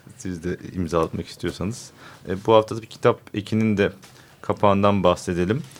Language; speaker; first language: Turkish; native; Turkish